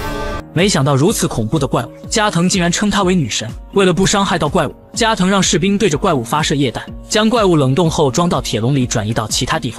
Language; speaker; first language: Chinese; native; Chinese